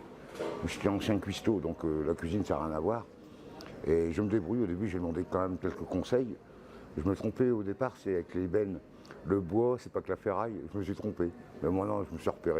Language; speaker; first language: French; native; French